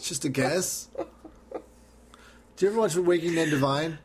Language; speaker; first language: English; native; English